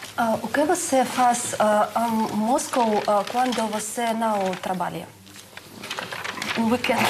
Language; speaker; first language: Portuguese; non-native, learner; Russian